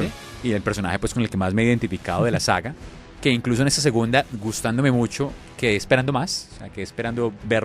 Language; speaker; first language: Spanish; native; Spanish